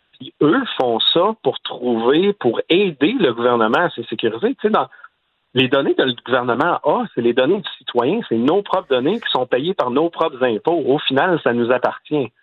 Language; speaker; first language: French; native; French